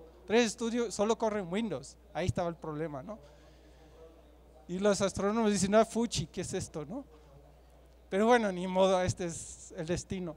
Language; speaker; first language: Spanish; non-native, fluent; German